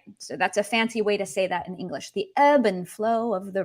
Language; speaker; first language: English; native; English